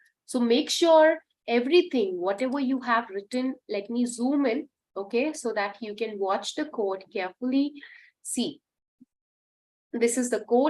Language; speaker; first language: English; non-native, local second language; Hindi